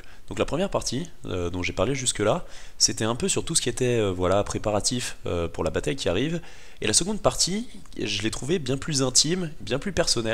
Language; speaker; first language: French; native; French